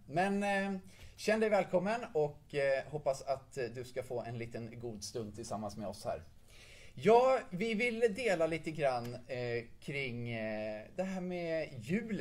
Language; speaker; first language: Swedish; native; Swedish